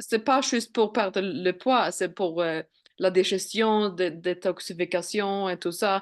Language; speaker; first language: French; non-native, fluent; Swedish